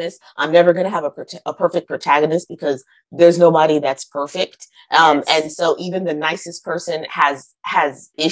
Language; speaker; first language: English; early bilingual, other home language; Akan